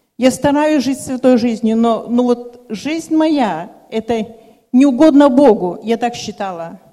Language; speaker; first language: Russian; non-native, local second language; Lithuanian